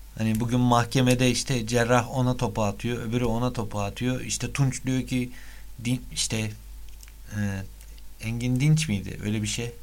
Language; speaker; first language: Turkish; native; Turkish